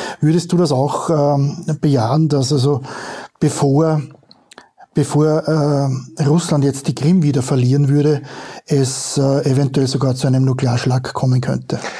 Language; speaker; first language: German; native; German